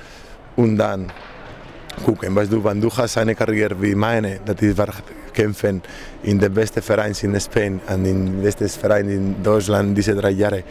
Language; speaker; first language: German; non-native, learner; Spanish